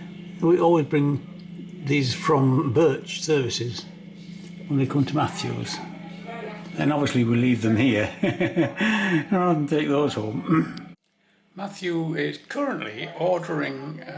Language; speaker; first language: English; native; English